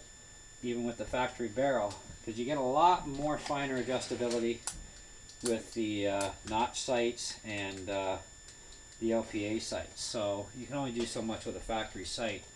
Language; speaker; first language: English; native; English